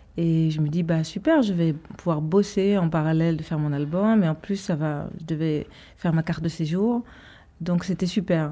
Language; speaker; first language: French; early bilingual, heritage; Hebrew